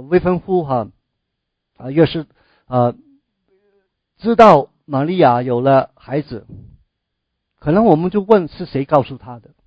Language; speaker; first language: Chinese; native; Chinese